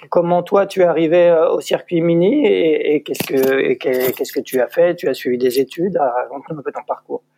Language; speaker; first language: French; native; French